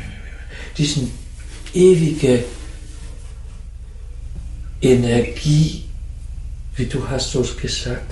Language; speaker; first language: German; non-native, fluent; Dutch